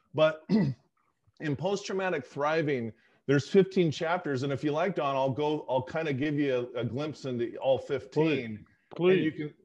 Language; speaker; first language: English; native; English